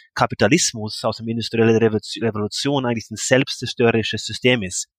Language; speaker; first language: German; non-native, fluent; Norwegian